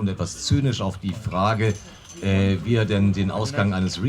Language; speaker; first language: German; native; German